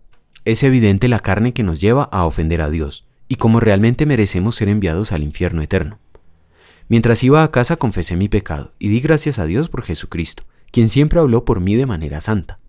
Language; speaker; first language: Spanish; native; Spanish